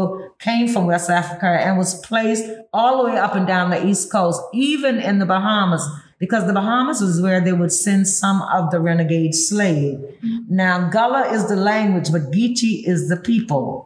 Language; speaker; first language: English; early bilingual, other home language; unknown